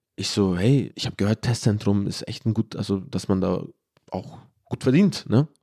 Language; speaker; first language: German; early bilingual, other home language; Arabic